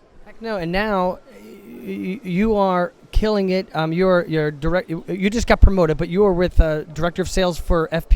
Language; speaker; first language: English; native; English